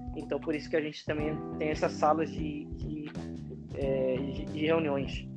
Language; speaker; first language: Portuguese; non-native, fluent; English